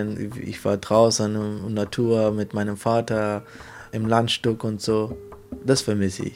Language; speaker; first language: German; non-native, fluent; Persian